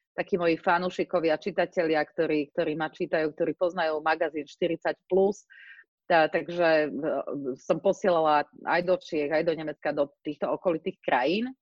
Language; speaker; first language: Slovak; native; Slovak